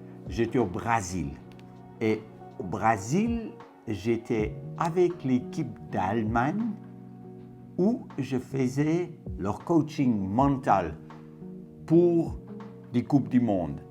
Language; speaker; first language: French; non-native, fluent; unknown